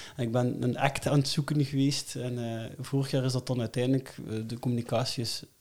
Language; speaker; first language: Dutch; native; Dutch